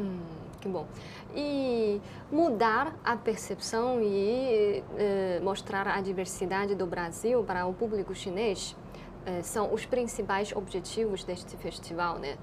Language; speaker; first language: Portuguese; non-native, fluent; Chinese